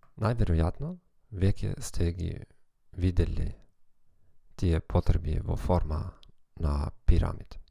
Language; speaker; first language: Macedonian; non-native, fluent; German